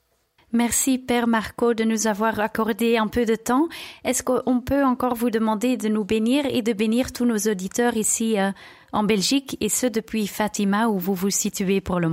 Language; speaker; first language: French; non-native, local second language; Dutch